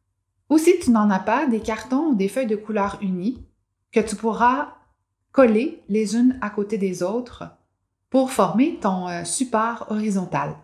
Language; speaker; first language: French; native; French